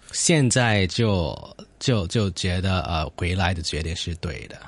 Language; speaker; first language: Chinese; non-native, fluent; Cantonese